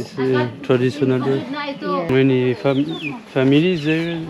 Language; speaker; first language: English; non-native, learner; French